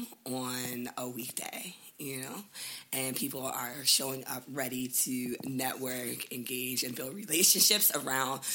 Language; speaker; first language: English; native; English